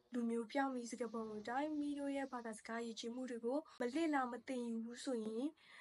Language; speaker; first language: Burmese; non-native, local second language; S'gaw Karen